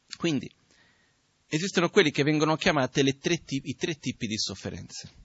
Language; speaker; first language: Italian; non-native, fluent; Portuguese